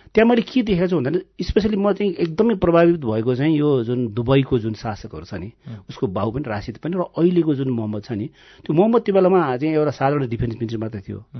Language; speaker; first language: Nepali; non-native, local second language; Gurung